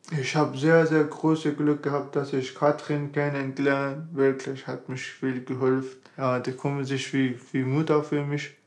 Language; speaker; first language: German; non-native, learner; Persian